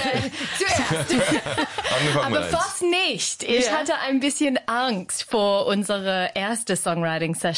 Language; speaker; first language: German; non-native, learner; English